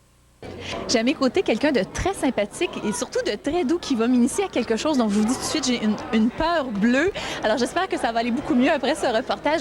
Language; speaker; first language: French; native; French